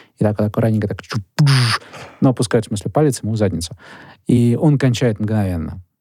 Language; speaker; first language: Russian; native; Russian